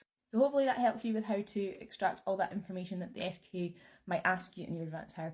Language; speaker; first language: English; native; English